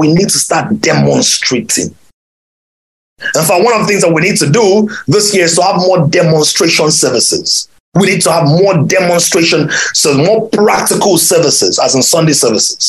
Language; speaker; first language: English; non-native, local second language; Yoruba